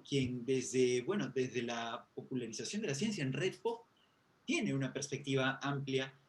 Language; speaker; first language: Spanish; native; Spanish